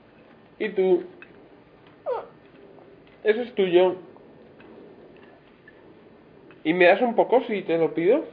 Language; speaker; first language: Spanish; native; Spanish